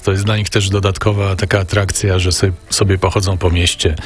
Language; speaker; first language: Polish; native; Polish